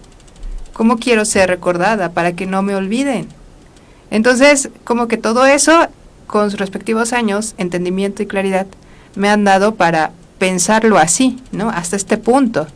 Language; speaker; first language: Spanish; native; Spanish